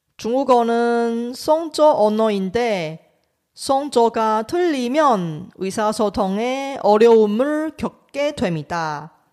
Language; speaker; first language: Korean; non-native, fluent; Chinese